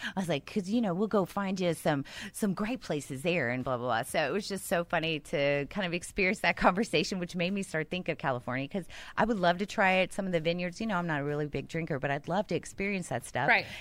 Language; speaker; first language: English; native; English